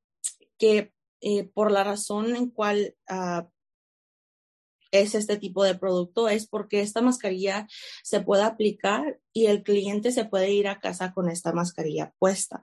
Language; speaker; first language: Spanish; early bilingual, heritage; Spanish